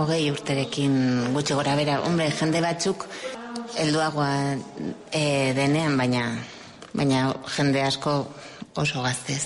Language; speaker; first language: Basque; non-native, local second language; Spanish